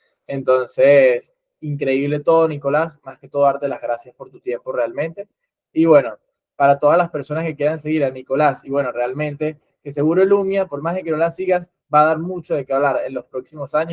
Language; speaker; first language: Spanish; native; Spanish